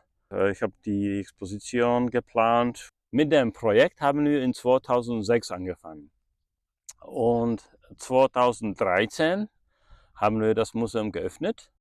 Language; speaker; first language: German; non-native, fluent; Czech